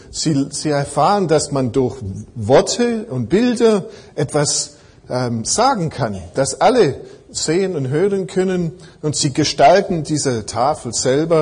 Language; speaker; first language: German; non-native, fluent; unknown